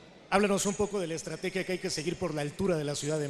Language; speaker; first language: Spanish; native; Spanish